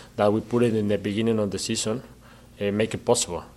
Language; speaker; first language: English; non-native, learner; Spanish